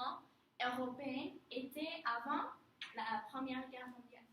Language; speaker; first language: French; non-native, learner; Spanish